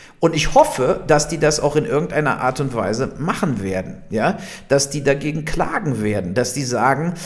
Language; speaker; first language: German; native; German